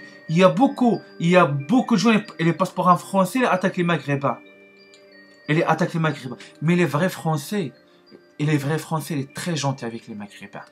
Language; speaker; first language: French; non-native, learner; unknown